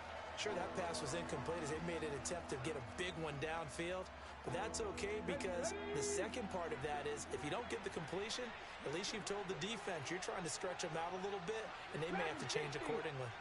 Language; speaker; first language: English; native; English